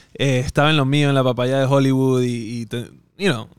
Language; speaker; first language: Spanish; native; Spanish